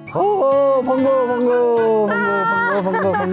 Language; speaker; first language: Korean; native; Korean